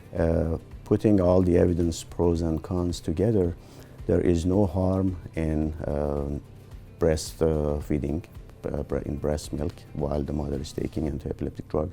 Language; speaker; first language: English; non-native, fluent; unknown